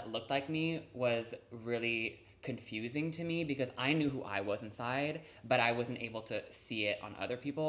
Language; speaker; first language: English; native; English